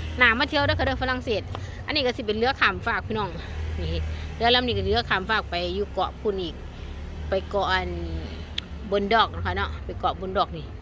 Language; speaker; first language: Thai; non-native, local second language; Lao